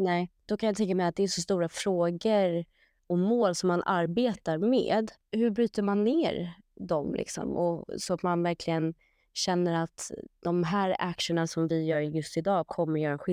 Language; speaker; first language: Swedish; native; Swedish